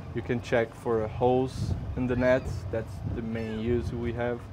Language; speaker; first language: English; non-native, fluent; Portuguese